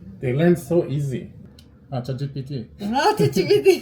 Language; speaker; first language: English; non-native, learner; Korean